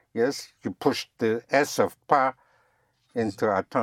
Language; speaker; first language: English; non-native, fluent; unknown